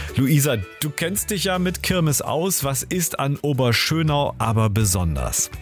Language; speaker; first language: German; native; German